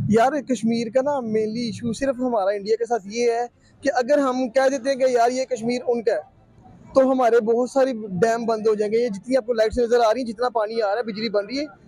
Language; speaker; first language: Urdu; native; Urdu